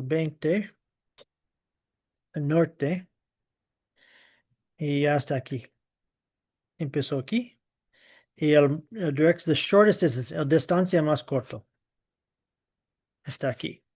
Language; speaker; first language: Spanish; non-native, fluent; English